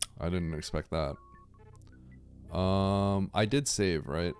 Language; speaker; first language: English; native; English